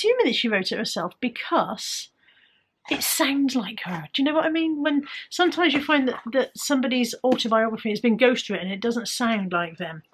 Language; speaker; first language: English; native; English